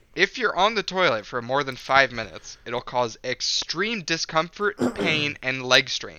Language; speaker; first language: English; native; English